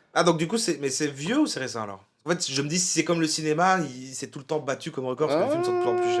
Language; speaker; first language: French; native; French